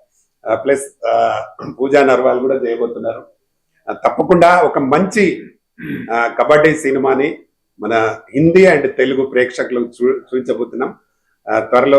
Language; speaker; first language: Telugu; native; Telugu